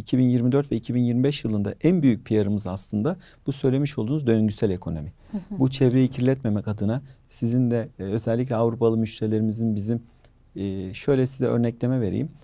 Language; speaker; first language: Turkish; native; Turkish